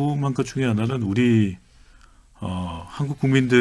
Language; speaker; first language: Korean; native; Korean